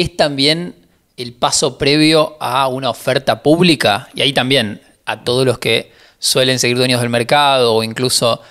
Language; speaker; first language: Spanish; native; Spanish